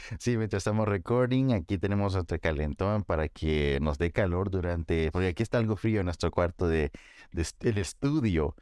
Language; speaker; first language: Spanish; early bilingual, heritage; Spanish